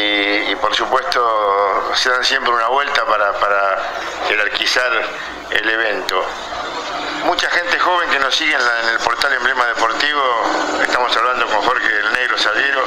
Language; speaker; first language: Spanish; native; Spanish